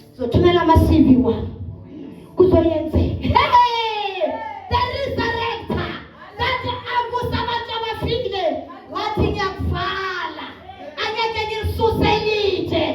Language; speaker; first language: Zulu; non-native, local second language; Northern Sotho